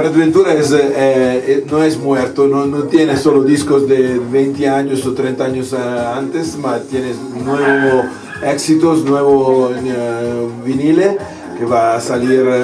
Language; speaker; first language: Spanish; non-native, learner; Italian